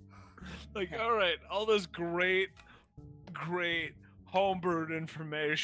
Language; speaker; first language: English; native; English